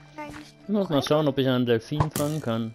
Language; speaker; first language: German; native; German